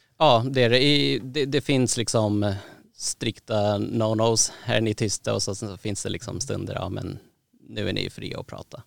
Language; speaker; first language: Swedish; native; Swedish